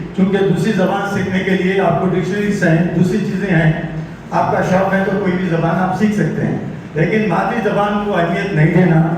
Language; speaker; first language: Urdu; native; Urdu